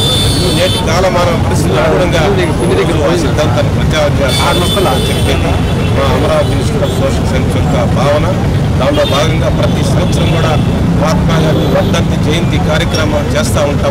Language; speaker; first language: Telugu; native; Telugu